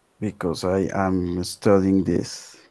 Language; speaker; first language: English; non-native, learner; Spanish